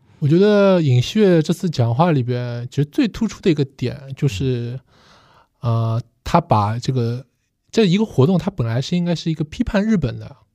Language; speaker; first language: Chinese; non-native, fluent; Korean